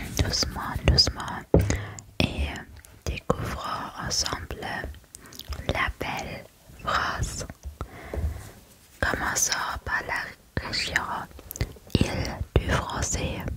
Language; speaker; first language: French; non-native, learner; German